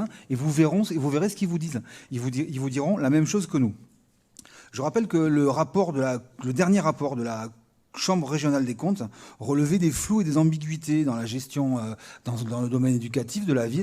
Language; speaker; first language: French; native; French